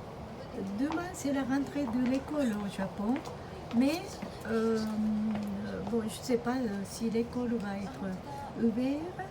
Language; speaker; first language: French; non-native, fluent; Japanese